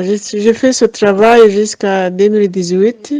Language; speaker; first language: French; non-native, fluent; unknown